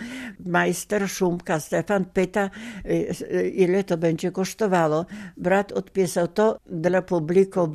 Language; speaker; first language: Polish; non-native, local second language; Ukrainian